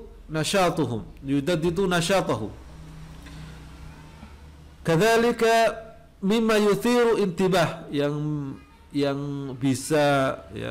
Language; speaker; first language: Arabic; non-native, fluent; Indonesian